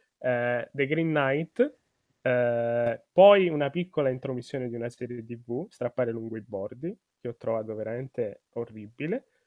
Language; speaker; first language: Italian; native; Italian